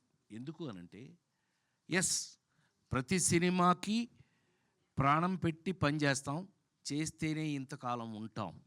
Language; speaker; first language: Telugu; native; Telugu